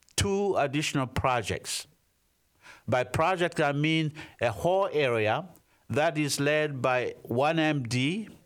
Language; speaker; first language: English; non-native, fluent; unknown